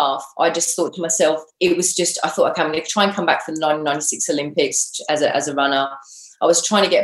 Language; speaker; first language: English; native; English